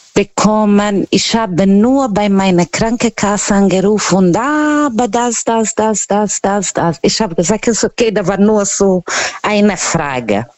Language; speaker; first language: German; non-native, learner; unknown